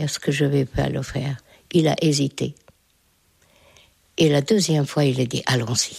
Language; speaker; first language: French; non-native, fluent; Hungarian